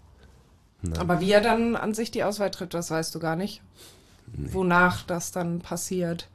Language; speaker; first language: German; native; German